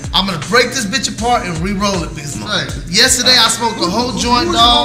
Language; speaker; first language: English; native; English